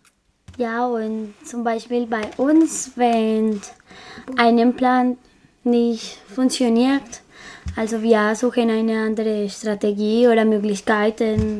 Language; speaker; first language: German; non-native, learner; Spanish